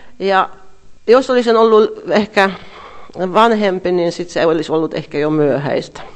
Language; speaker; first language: Finnish; non-native, fluent; Hungarian